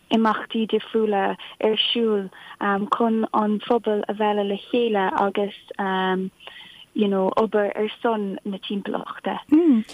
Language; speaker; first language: Irish; non-native, local second language; English